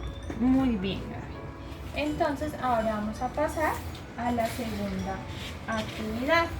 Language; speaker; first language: Spanish; native; Spanish